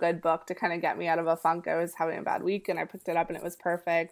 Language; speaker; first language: English; early bilingual, other home language; Spanish